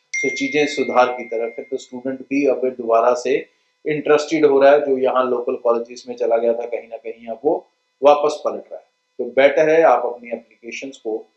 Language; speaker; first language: Hindi; non-native, local second language; Punjabi